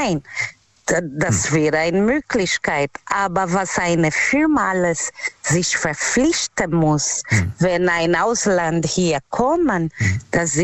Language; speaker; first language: German; non-native, learner; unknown